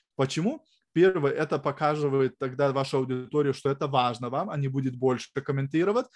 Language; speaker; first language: Russian; non-native, fluent; Lithuanian